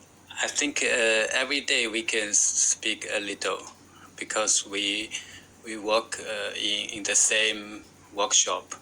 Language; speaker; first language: English; non-native, learner; Chinese